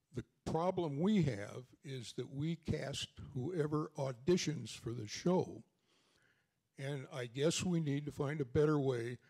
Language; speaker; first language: English; native; English